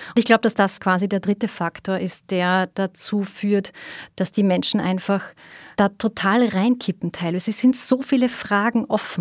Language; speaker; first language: German; native; German